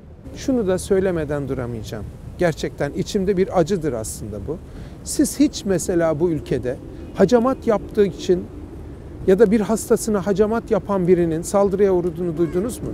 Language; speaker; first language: Turkish; native; Turkish